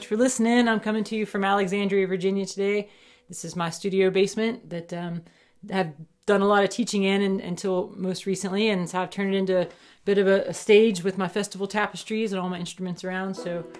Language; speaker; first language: English; native; English